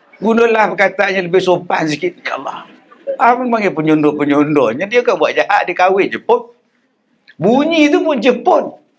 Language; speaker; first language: Malay; native; Malay